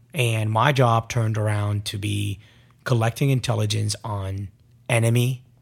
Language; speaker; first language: English; non-native, fluent; Arabic